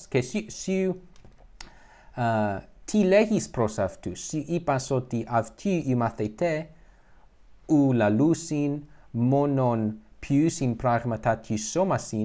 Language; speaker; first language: Greek; non-native, learner; English